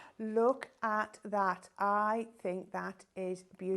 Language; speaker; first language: English; native; English